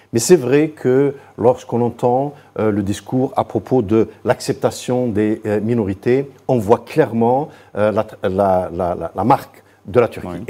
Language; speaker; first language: French; non-native, local second language; Arabic